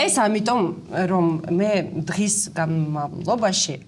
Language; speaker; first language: Georgian; non-native, fluent; Russian